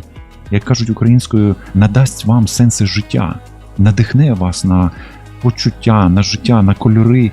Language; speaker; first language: Russian; non-native, local second language; Ukrainian